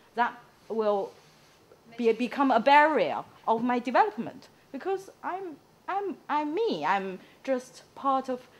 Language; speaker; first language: English; non-native, fluent; Chinese